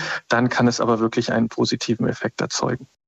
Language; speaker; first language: German; native; German